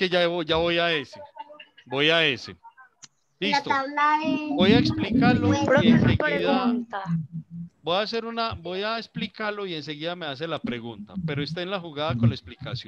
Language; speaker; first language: Spanish; native; Spanish